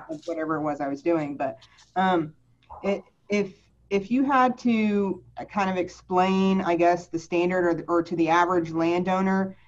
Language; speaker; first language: English; native; English